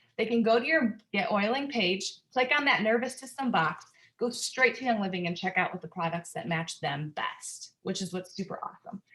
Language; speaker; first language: English; native; English